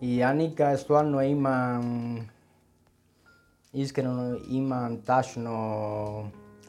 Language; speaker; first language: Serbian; non-native, learner; Spanish